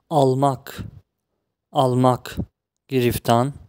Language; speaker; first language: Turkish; non-native, fluent; Tajik